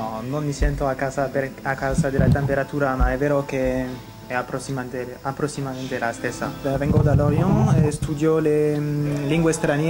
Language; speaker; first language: Italian; non-native, learner; French